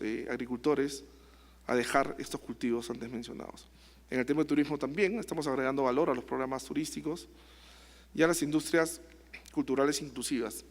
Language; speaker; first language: Spanish; native; Spanish